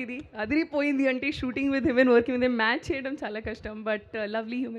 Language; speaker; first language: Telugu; non-native, local second language; Hindi